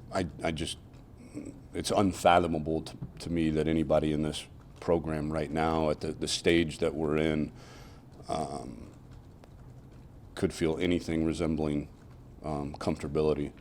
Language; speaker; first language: English; native; English